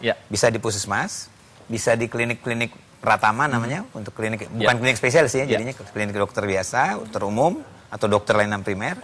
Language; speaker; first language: Indonesian; native; Indonesian